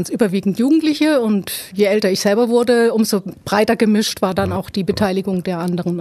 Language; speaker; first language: German; native; German